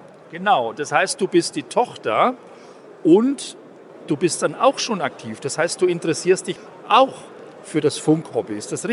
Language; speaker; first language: German; native; German